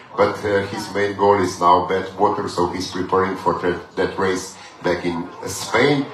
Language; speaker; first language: English; non-native, fluent; Slovenian